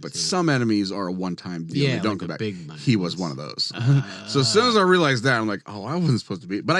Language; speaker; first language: English; native; English